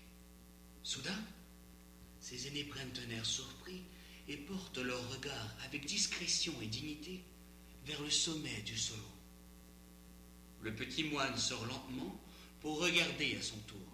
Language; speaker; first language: French; native; French